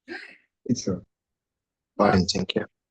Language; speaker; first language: English; non-native, learner; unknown